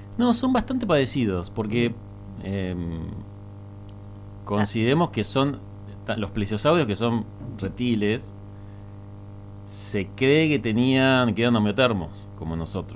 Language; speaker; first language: Spanish; native; Spanish